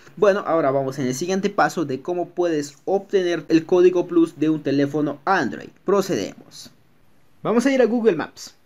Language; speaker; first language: Spanish; native; Spanish